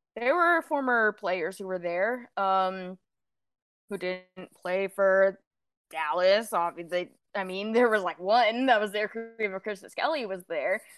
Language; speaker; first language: English; native; English